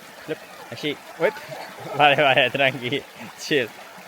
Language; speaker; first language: Catalan; native; Catalan